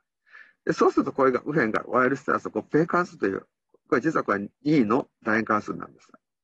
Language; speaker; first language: Japanese; native; Japanese